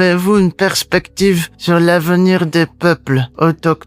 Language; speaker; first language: French; native; French